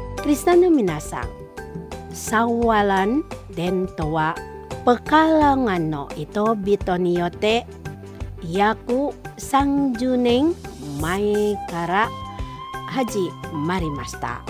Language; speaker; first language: Japanese; non-native, fluent; Indonesian